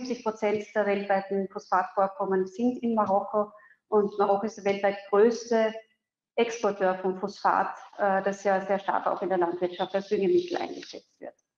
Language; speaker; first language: German; native; German